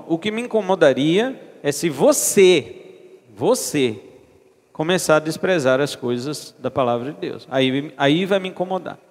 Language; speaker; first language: Portuguese; native; Portuguese